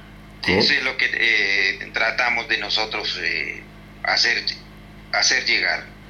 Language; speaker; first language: Spanish; non-native, local second language; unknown